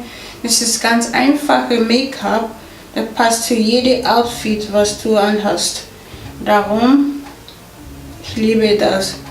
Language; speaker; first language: German; non-native, fluent; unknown